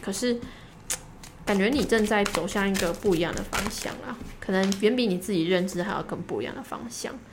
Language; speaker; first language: Chinese; native; Chinese